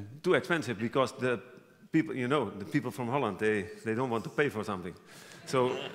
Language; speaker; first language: English; non-native, fluent; Dutch